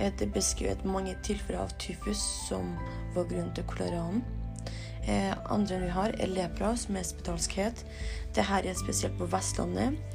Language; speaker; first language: Norwegian; early bilingual, other home language; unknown